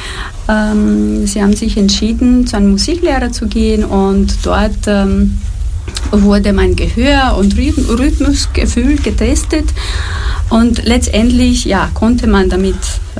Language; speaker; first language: German; non-native, fluent; Romanian